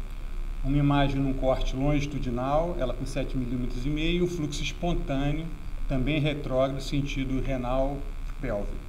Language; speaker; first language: Portuguese; native; Portuguese